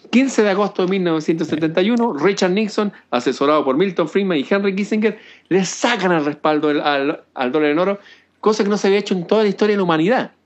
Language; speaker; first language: Spanish; native; Spanish